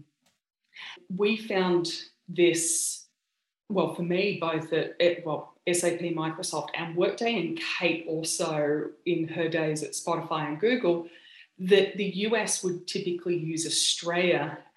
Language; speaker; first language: English; native; English